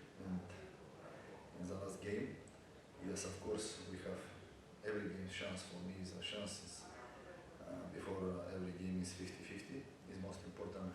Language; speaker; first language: English; non-native, learner; Bulgarian